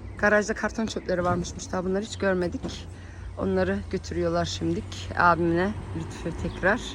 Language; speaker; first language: Turkish; early bilingual, heritage; Turkish